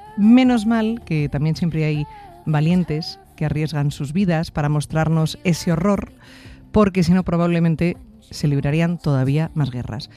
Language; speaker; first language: Spanish; native; Spanish